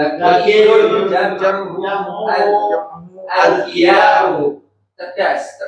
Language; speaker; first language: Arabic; non-native, learner; Indonesian